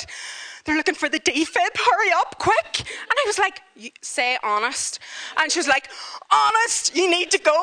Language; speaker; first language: English; native; English